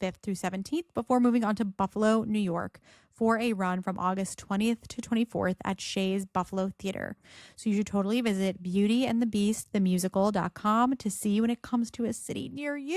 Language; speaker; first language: English; native; English